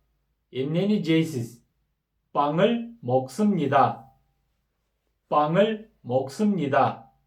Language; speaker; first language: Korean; non-native, fluent; Kyrgyz